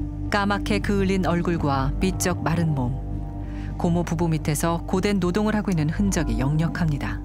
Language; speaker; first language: Korean; native; Korean